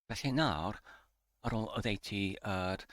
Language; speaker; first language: Welsh; non-native, learner; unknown